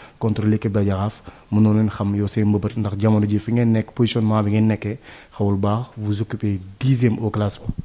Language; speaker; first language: Wolof; native; Wolof